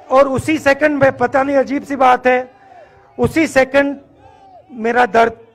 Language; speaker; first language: Hindi; native; Hindi